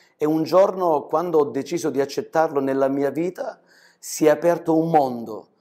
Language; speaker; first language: Italian; native; Italian